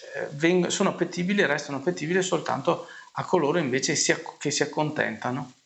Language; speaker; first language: Italian; native; Italian